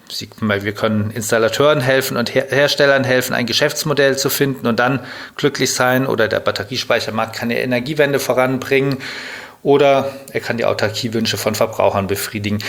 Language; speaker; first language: German; native; German